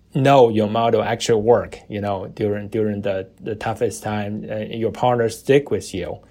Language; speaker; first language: English; non-native, fluent; Chinese